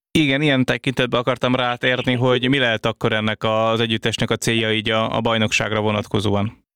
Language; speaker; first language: Hungarian; native; Hungarian